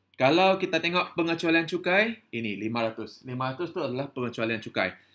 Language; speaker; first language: Malay; non-native, local second language; Chinese